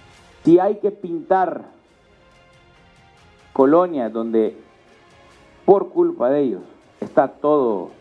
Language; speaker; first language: Spanish; native; Spanish